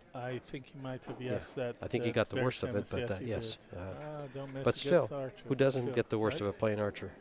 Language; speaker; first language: English; non-native, fluent; Hebrew